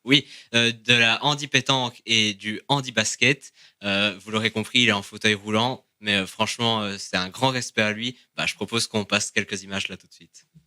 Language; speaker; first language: French; native; French